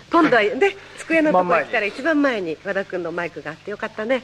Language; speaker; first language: Japanese; native; Japanese